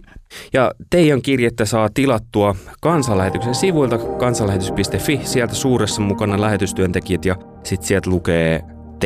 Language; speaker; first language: Finnish; native; Finnish